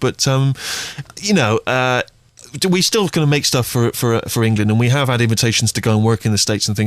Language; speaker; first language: English; native; English